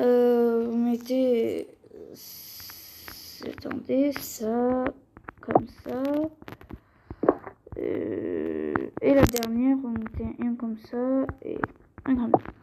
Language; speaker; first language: French; native; French